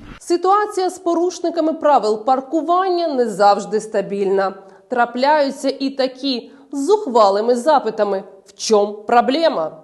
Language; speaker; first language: Ukrainian; native; Ukrainian